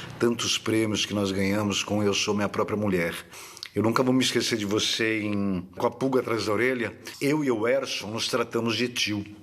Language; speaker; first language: Portuguese; native; Portuguese